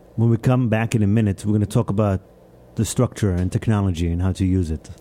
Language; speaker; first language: English; early bilingual, other home language; Hebrew